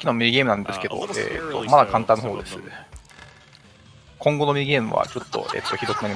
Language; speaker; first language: Japanese; native; Japanese